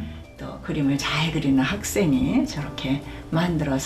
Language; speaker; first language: Korean; native; Korean